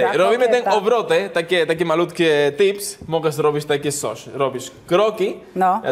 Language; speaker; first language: Polish; non-native, learner; Spanish